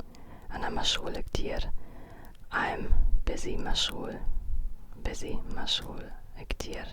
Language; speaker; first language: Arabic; non-native, learner; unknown